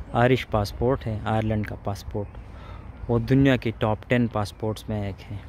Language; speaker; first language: Urdu; native; Urdu